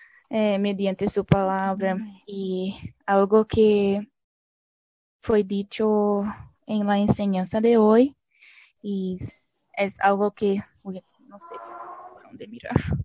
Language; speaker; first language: Spanish; non-native, fluent; Portuguese